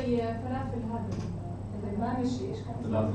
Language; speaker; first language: Arabic; native; Arabic